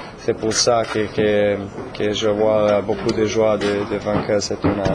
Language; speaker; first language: French; non-native, learner; Serbian